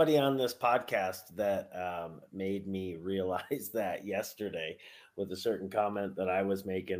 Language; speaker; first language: English; native; English